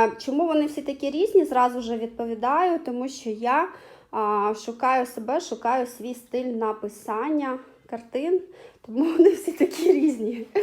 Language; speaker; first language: Ukrainian; non-native, local second language; Russian